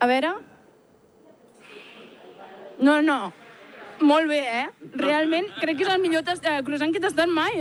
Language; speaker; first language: Catalan; native; Catalan